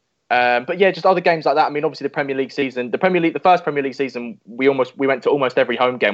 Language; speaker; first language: English; native; English